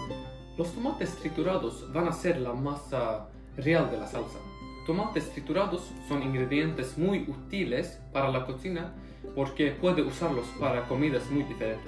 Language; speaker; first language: Spanish; non-native, learner; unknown